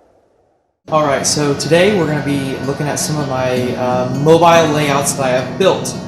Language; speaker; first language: English; native; English